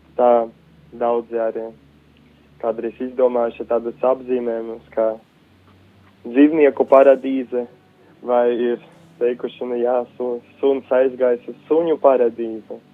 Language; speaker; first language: Latvian; native; Latvian